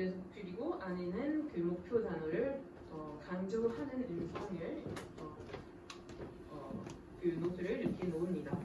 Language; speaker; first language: Korean; non-native, fluent; French